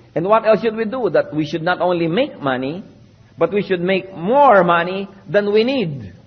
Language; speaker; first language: English; non-native, local second language; Filipino